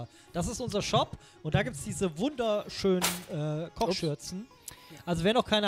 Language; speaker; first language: German; native; German